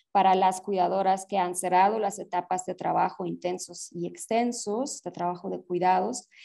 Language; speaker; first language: Spanish; non-native, fluent; German